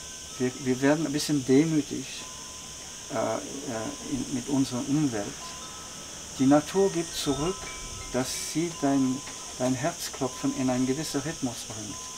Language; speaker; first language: German; non-native, fluent; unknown